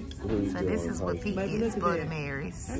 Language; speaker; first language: English; native; English